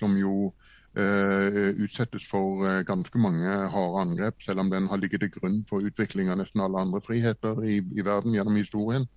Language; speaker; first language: Norwegian; native; Norwegian